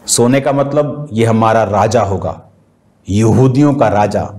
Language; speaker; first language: Hindi; native; Hindi